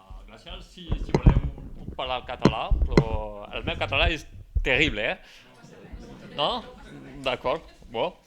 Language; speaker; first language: Catalan; non-native, local second language; French